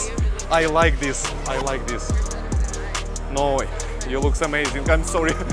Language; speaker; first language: English; non-native, learner; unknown